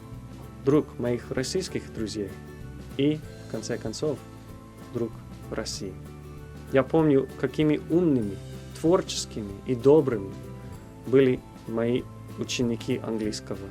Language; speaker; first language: Russian; non-native, fluent; English